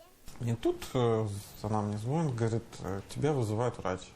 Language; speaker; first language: Russian; native; Russian